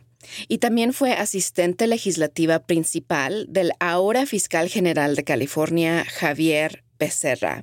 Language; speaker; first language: Spanish; early bilingual, heritage; Spanish